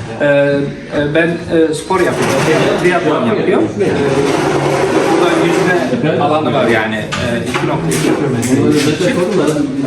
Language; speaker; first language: Turkish; early bilingual, heritage; Turkish